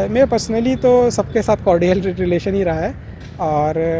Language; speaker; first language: Hindi; native; Hindi